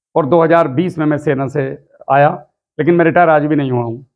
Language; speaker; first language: Hindi; native; Hindi